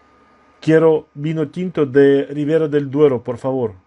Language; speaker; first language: Spanish; non-native, fluent; Russian